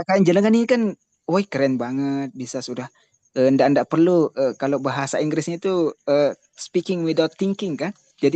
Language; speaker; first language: Malay; native; Malay